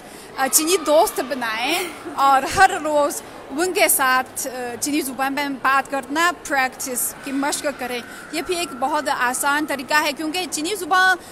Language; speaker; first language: Hindi; non-native, fluent; Chinese